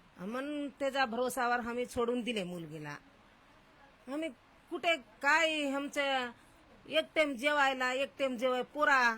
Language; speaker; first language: Marathi; non-native, local second language; Lambadi